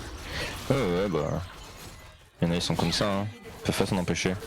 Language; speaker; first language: French; native; French